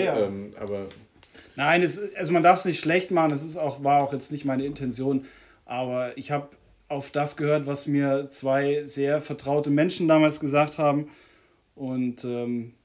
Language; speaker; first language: German; native; German